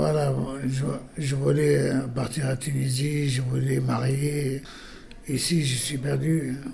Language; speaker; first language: French; non-native, learner; Arabic